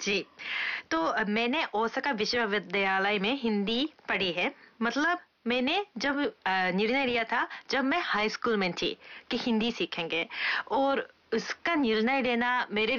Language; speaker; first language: Hindi; non-native, fluent; Japanese